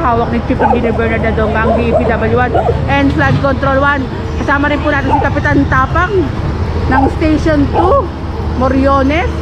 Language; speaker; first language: Filipino; native; Filipino